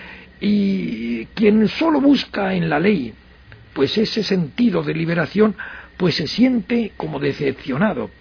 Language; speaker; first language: Spanish; native; Spanish